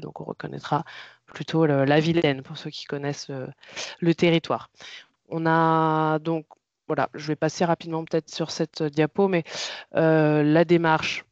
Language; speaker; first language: French; native; French